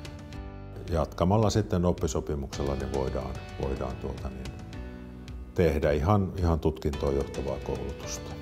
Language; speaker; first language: Finnish; native; Finnish